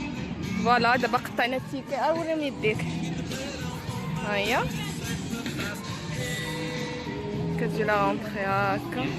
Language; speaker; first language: Arabic; native; Arabic